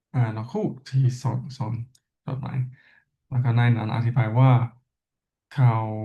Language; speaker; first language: Thai; non-native, learner; English